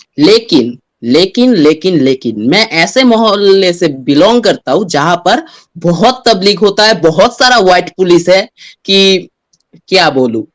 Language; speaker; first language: Hindi; non-native, fluent; Bangla